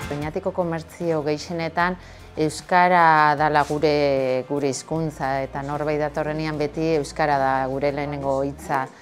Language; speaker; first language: Basque; native; Basque